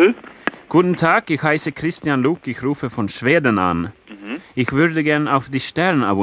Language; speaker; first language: German; non-native, learner; Swedish